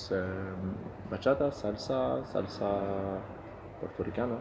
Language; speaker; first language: Spanish; non-native, fluent; French